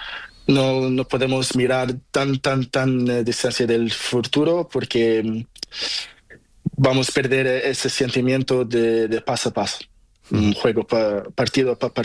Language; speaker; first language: Spanish; non-native, learner; Portuguese